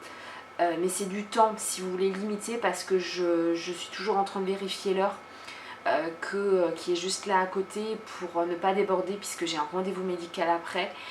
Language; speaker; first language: French; native; French